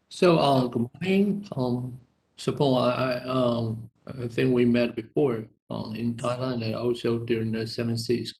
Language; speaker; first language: English; non-native, fluent; Chinese